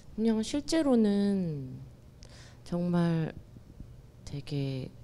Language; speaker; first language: Korean; native; Korean